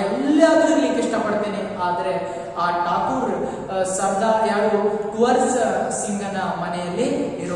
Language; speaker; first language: Kannada; native; Kannada